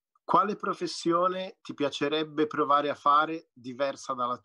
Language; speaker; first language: Italian; native; Italian